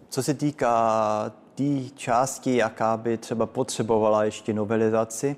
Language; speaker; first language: Czech; early bilingual, heritage; Czech